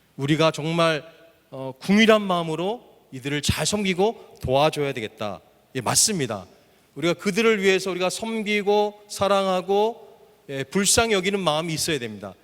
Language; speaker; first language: Korean; native; Korean